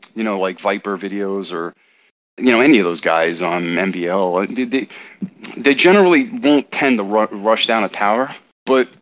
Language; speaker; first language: English; native; English